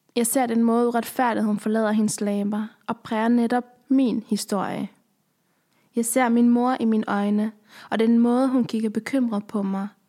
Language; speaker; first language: Danish; early bilingual, other home language; Persian